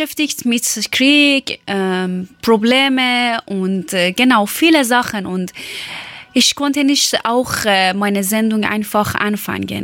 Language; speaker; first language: German; non-native, learner; Persian